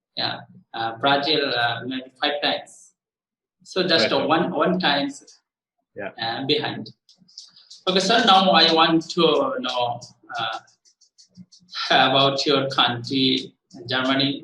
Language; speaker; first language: English; non-native, learner; Bangla